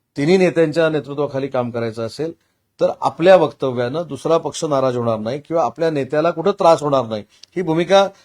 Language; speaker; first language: Marathi; native; Marathi